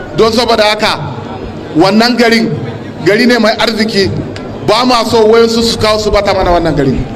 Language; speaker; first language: Hausa; non-native, local second language; Kanuri